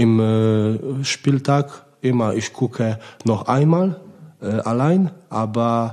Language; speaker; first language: German; non-native, learner; Polish